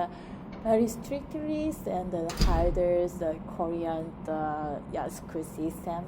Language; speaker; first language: English; non-native, learner; Korean